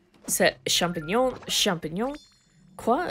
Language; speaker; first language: French; non-native, learner; English